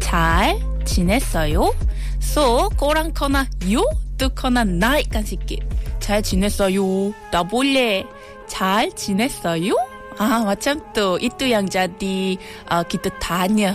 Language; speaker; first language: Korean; non-native, learner; Malay